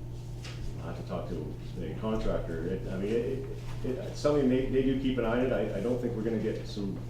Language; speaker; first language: English; native; English